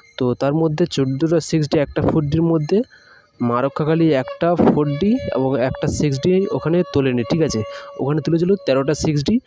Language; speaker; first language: Bangla; non-native, local second language; Hindi